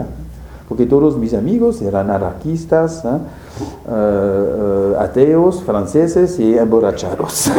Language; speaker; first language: Spanish; non-native, fluent; French